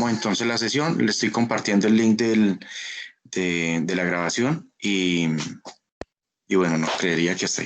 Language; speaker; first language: Spanish; native; Spanish